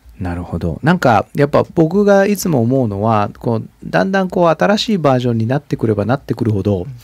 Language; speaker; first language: Japanese; native; Japanese